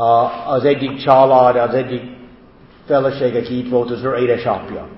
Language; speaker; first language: Hungarian; non-native, fluent; English